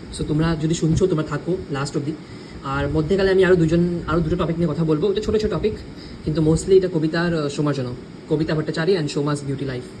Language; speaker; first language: Bangla; early bilingual, heritage; Bangla